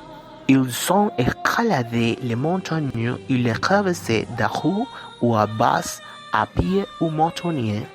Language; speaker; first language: French; non-native, learner; Spanish